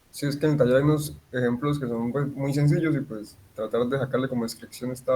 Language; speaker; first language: Spanish; native; Spanish